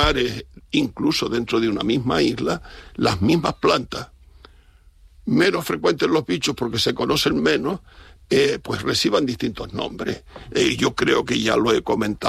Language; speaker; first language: Spanish; native; Spanish